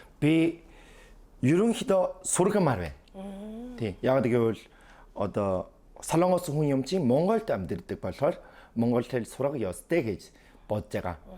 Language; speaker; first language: Mongolian; non-native, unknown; Korean